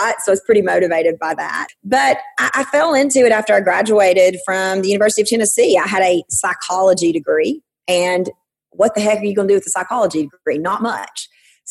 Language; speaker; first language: English; native; English